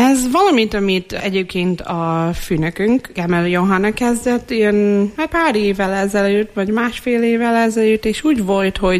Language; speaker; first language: Hungarian; non-native, fluent; English